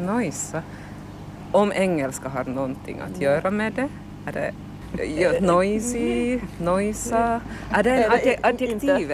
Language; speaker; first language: Swedish; non-native, local second language; Finnish